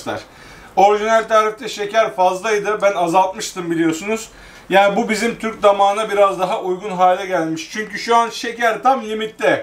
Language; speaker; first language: Turkish; native; Turkish